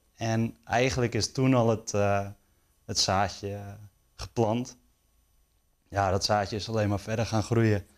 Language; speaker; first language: Dutch; native; Dutch